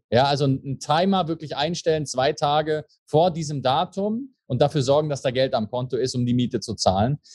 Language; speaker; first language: German; native; German